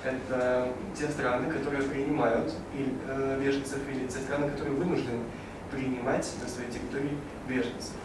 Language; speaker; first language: Russian; native; Russian